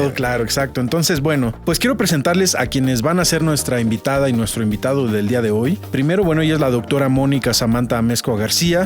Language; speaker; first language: Spanish; native; Spanish